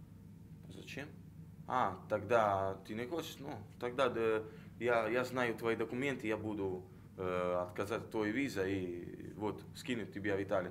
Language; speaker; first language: Russian; non-native, learner; Italian